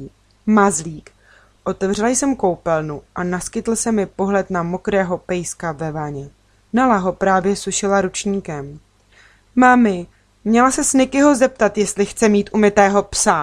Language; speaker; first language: Czech; native; Czech